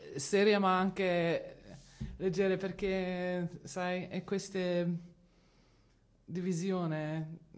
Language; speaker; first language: Italian; non-native, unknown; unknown